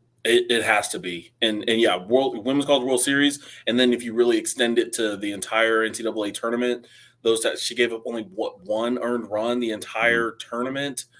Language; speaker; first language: English; native; English